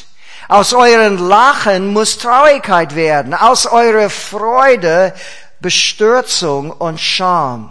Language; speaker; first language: German; non-native, fluent; English